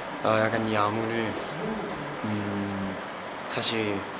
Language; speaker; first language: Korean; non-native, learner; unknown